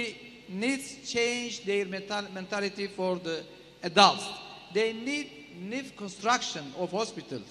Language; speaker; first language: English; non-native, learner; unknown